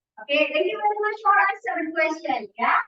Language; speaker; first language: English; non-native, fluent; Indonesian